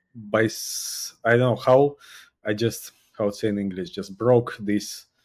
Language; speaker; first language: English; non-native, fluent; Uzbek